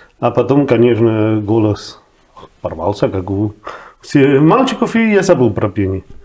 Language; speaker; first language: Russian; non-native, fluent; Spanish